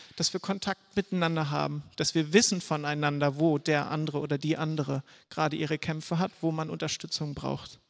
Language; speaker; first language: German; native; German